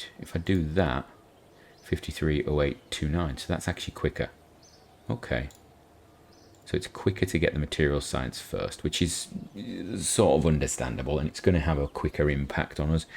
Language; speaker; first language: English; native; English